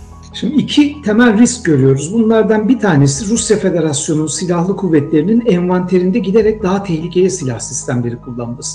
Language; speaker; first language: Turkish; native; Turkish